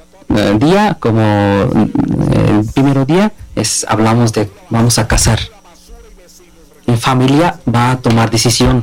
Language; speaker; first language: Spanish; non-native, learner; Bangla